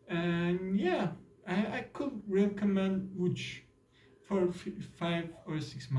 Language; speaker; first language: English; non-native, learner; Turkish